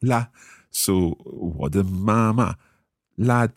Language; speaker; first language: Chinese; non-native, learner; English